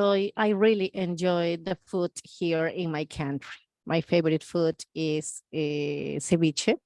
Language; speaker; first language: English; non-native, learner; Spanish